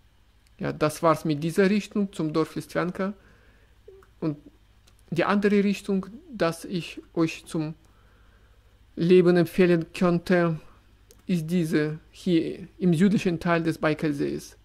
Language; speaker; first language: German; non-native, fluent; Russian